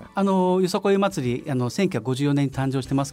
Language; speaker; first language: Japanese; native; Japanese